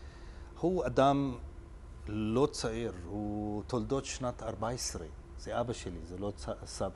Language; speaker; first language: Hebrew; non-native, local second language; Arabic